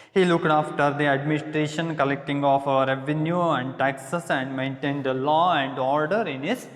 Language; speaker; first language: English; non-native, local second language; Kannada